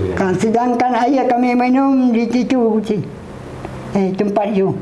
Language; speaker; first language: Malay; non-native, local second language; Achinese